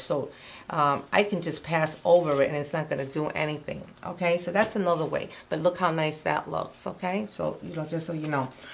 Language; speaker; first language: English; non-native, fluent; Spanish